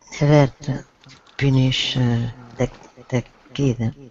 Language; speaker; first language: English; non-native, learner; Spanish